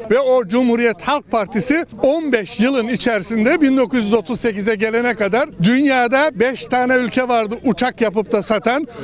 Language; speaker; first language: Turkish; native; Turkish